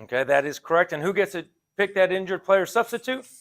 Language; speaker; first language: English; native; English